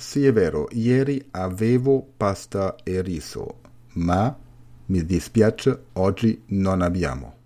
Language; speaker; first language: Italian; non-native, learner; German